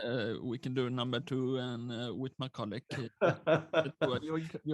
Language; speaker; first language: English; non-native, learner; Swedish